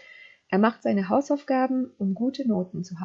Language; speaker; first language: German; non-native, fluent; French